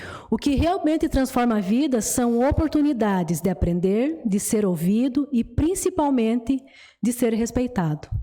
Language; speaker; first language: Portuguese; native; Portuguese